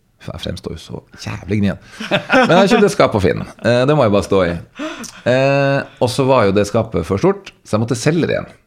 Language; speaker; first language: Norwegian; native; Norwegian